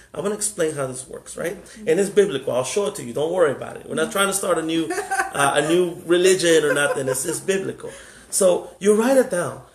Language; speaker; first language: English; early bilingual, other home language; Spanish